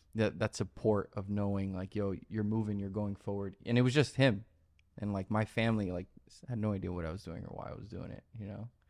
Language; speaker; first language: English; native; English